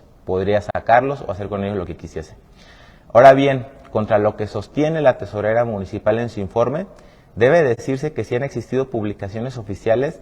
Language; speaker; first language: Spanish; native; Spanish